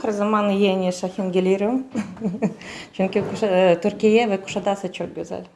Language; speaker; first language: Turkish; non-native, learner; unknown